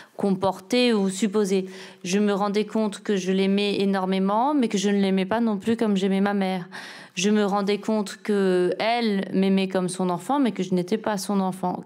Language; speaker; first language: French; native; French